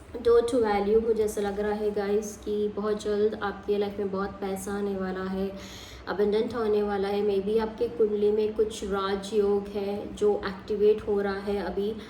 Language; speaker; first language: Hindi; non-native, local second language; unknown